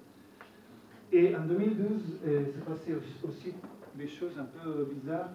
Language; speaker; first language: French; non-native, fluent; Italian